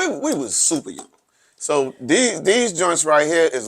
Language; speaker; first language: English; native; English